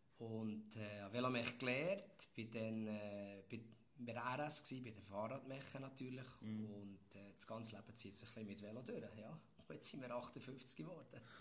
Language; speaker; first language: German; native; German